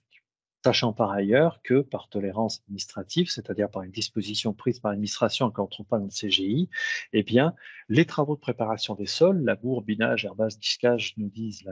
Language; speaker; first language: French; native; French